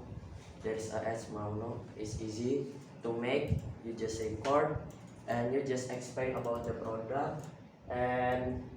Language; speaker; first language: English; non-native, learner; Indonesian